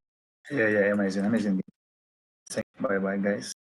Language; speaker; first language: English; non-native, fluent; Russian